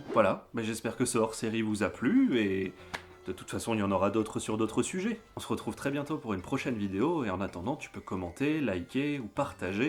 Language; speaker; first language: French; native; French